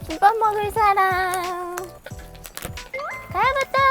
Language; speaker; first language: Korean; non-native, fluent; Japanese